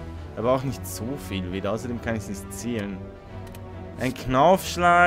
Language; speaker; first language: German; native; German